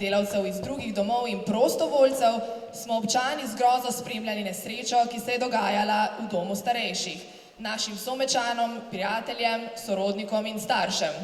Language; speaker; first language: Slovenian; native; Slovenian